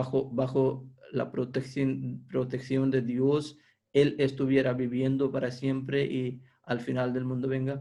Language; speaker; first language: Spanish; non-native, fluent; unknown